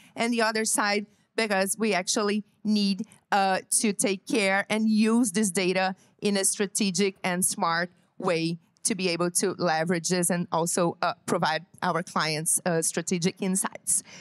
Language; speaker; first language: English; non-native, fluent; Portuguese